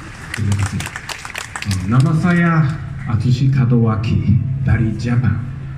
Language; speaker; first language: Indonesian; non-native, learner; Japanese